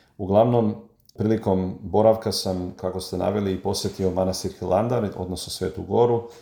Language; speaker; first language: Serbian; native; Serbian